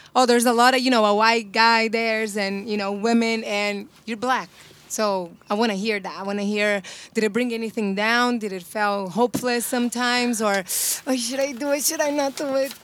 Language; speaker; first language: English; non-native, fluent; Portuguese